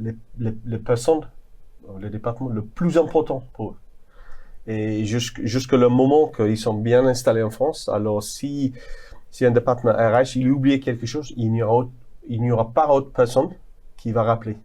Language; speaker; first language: French; non-native, fluent; English